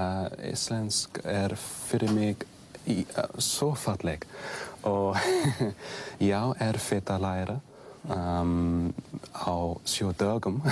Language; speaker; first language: Icelandic; non-native, learner; English